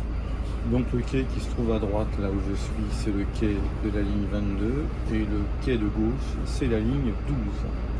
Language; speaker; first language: French; native; French